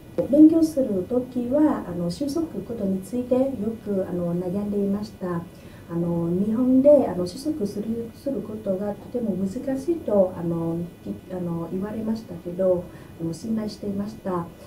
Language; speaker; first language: Japanese; non-native, learner; Vietnamese